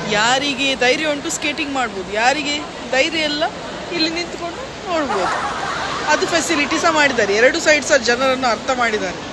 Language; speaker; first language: Kannada; native; Kannada